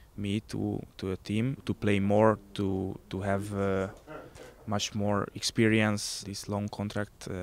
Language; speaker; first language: English; non-native, fluent; Hungarian